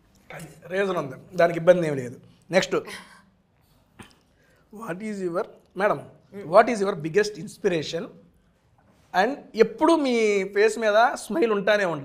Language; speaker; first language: Telugu; native; Telugu